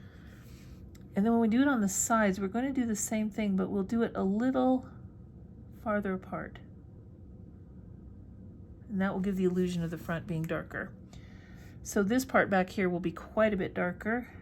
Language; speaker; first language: English; native; English